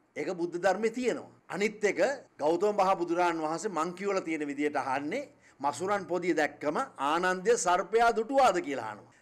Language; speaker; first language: Sinhala; native; Sinhala